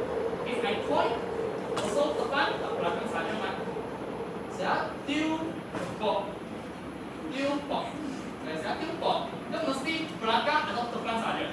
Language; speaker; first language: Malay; non-native, local second language; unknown